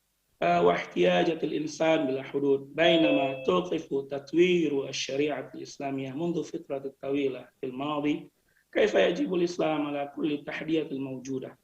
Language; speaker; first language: Arabic; non-native, fluent; Indonesian